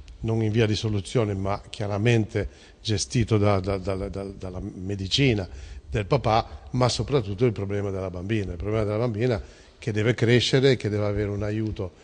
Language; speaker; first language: Italian; native; Italian